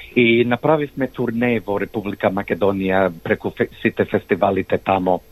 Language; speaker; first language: Macedonian; early bilingual, heritage; Macedonian